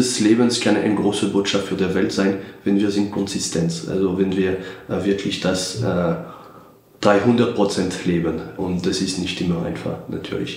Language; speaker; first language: German; non-native, fluent; French